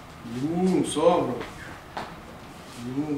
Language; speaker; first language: Swedish; non-native, learner; Russian